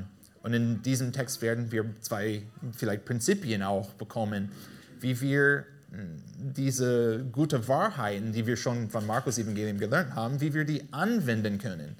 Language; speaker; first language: German; non-native, fluent; English